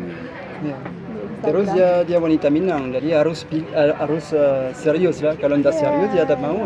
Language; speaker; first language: Indonesian; non-native, learner; French